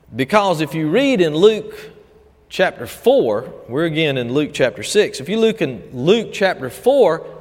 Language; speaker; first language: English; native; English